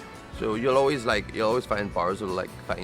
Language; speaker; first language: English; native; English